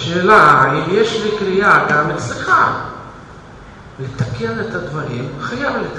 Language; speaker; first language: Hebrew; non-native, fluent; Russian